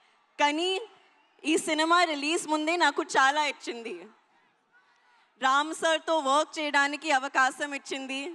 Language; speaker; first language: Telugu; non-native, learner; Hindi